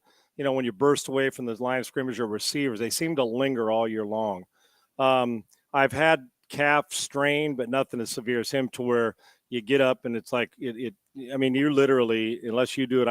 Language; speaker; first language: English; native; English